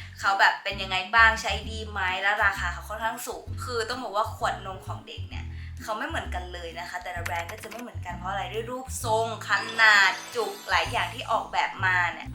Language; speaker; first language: Thai; native; Thai